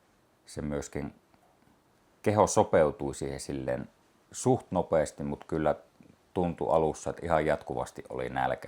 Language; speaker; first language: Finnish; native; Finnish